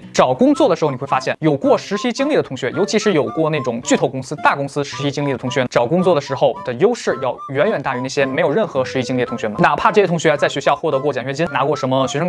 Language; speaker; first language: Chinese; native; Chinese